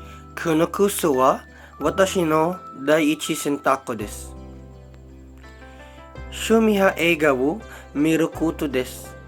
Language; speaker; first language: Japanese; non-native, learner; Hiligaynon